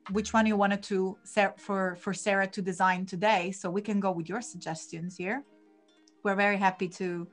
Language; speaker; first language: English; non-native, fluent; Italian